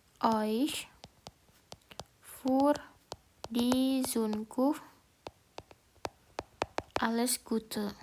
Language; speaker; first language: German; non-native, learner; Indonesian